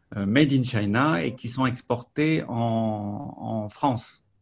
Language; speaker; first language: French; native; French